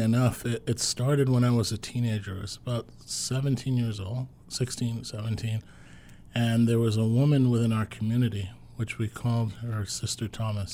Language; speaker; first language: English; native; English